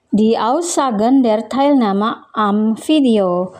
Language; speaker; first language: German; non-native, fluent; Indonesian